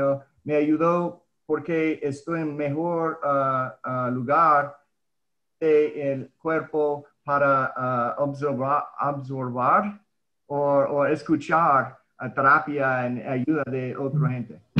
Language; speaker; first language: Spanish; early bilingual, heritage; English